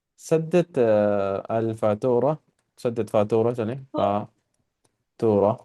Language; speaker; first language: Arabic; non-native, fluent; Urdu